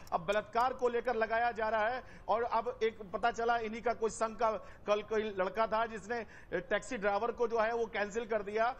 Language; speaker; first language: Hindi; native; Hindi